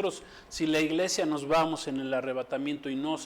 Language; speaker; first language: Spanish; native; Spanish